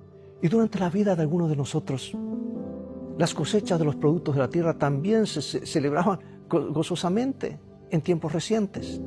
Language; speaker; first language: Spanish; native; Spanish